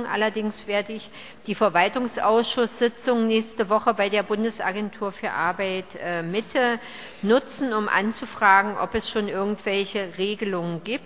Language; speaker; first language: German; native; German